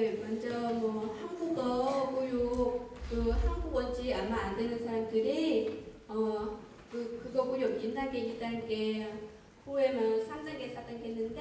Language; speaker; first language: Korean; non-native, learner; Vietnamese